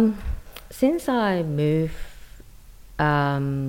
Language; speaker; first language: English; non-native, local second language; Cantonese